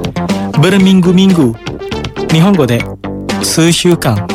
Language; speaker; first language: Japanese; non-native, fluent; Indonesian